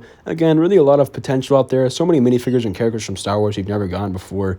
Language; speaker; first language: English; native; English